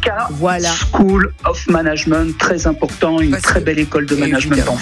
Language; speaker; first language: French; native; French